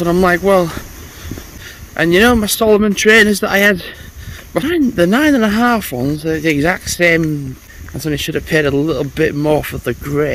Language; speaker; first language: English; native; English